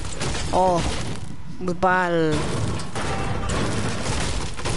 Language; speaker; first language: Spanish; early bilingual, heritage; Spanish